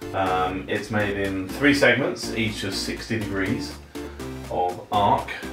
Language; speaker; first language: English; native; English